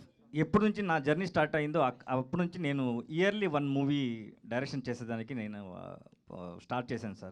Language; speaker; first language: Telugu; non-native, learner; Kannada